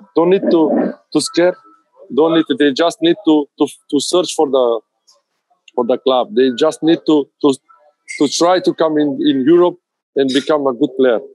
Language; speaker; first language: English; non-native, fluent; Macedonian